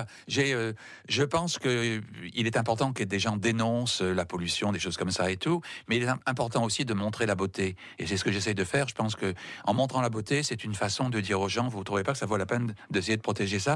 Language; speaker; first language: French; native; French